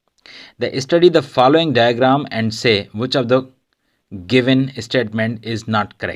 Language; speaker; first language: English; non-native, local second language; Urdu